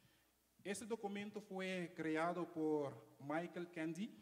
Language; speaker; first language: Spanish; non-native, fluent; Papiamento